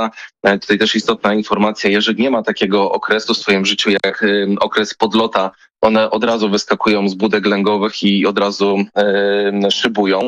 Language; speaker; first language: Polish; native; Polish